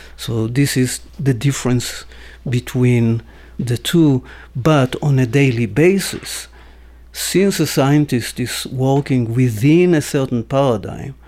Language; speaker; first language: English; non-native, fluent; Hebrew